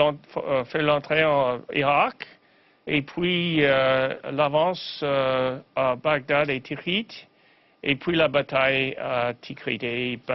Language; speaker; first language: French; non-native, fluent; English